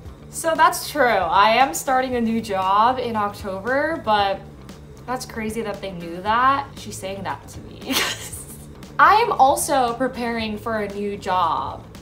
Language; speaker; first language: English; early bilingual, other home language; Korean